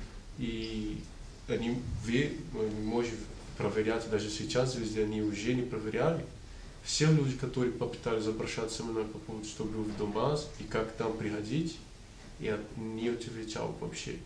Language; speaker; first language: Russian; non-native, learner; Portuguese